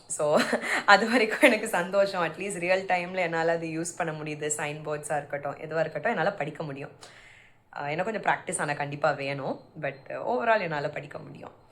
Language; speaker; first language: Tamil; early bilingual, heritage; Tamil